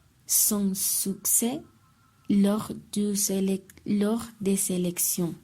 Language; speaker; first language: French; non-native, learner; Spanish